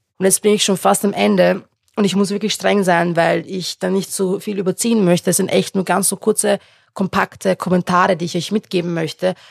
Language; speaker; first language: German; non-native, local second language; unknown